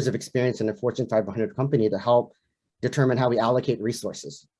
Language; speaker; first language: English; native; English